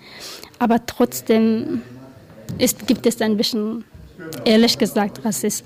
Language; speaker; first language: German; non-native, learner; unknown